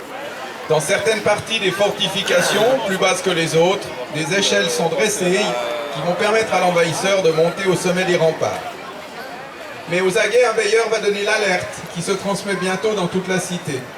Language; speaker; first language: French; native; French